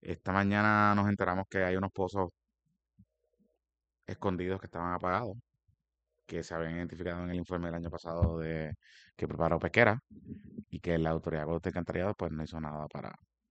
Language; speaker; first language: Spanish; native; Spanish